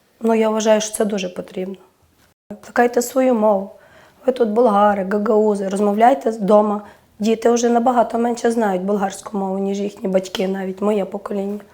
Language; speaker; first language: Ukrainian; native; Ukrainian